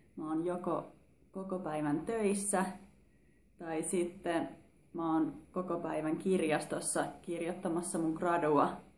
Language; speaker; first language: Finnish; native; Finnish